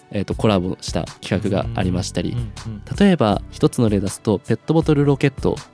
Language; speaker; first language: Japanese; native; Japanese